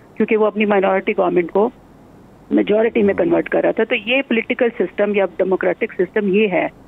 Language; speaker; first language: Urdu; non-native, local second language; Punjabi